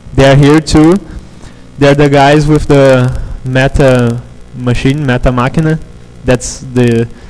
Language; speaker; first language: English; non-native, fluent; Portuguese